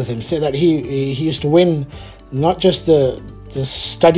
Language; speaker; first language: English; native; English